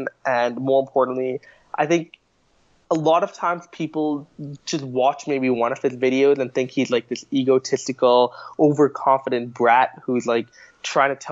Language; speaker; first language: English; native; English